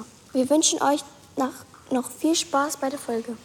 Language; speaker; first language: German; native; German